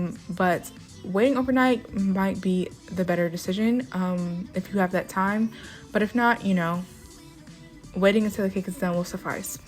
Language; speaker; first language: English; native; English